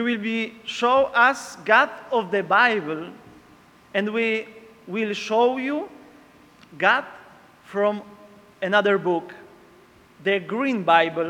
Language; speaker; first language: English; non-native, learner; Polish